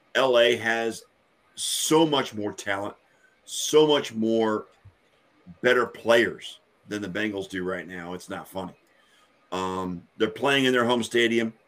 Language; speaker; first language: English; native; English